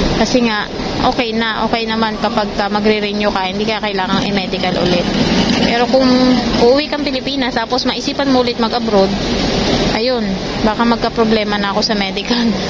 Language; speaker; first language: Filipino; native; Filipino